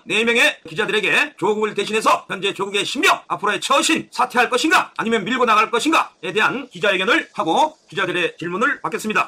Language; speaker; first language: Korean; native; Korean